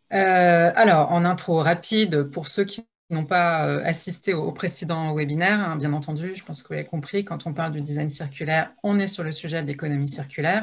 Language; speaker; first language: French; native; French